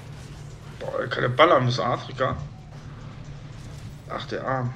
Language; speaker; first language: German; native; German